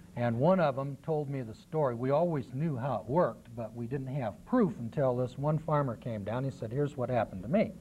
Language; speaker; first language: English; native; English